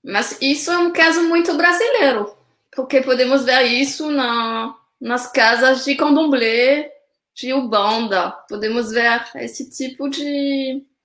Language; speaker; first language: Portuguese; non-native, fluent; French